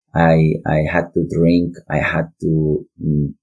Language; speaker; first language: English; non-native, learner; Persian